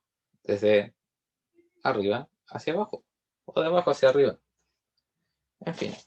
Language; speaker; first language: Spanish; native; Spanish